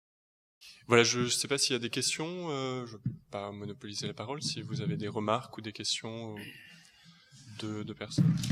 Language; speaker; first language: French; native; French